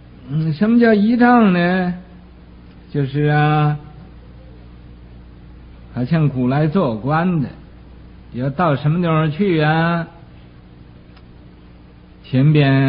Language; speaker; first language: Chinese; native; Chinese